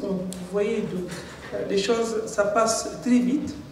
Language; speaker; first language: French; non-native, local second language; Arabic